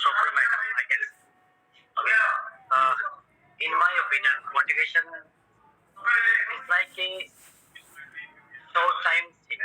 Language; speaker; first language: English; non-native, local second language; Hindi